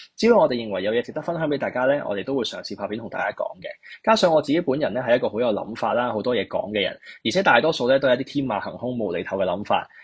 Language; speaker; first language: Cantonese; native; Cantonese